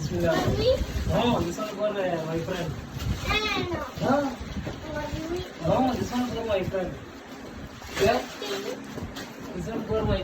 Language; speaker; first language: English; non-native, learner; Malayalam